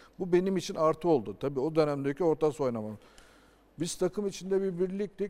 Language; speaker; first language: Turkish; native; Turkish